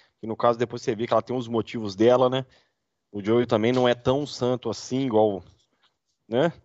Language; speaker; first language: Portuguese; native; Portuguese